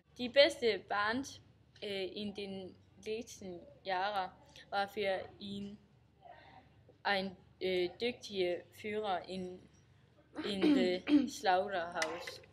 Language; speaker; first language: German; non-native, learner; Danish